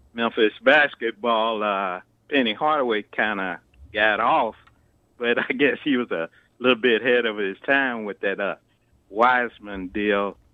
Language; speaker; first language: English; native; English